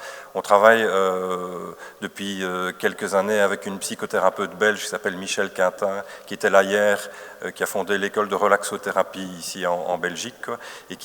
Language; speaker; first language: French; native; French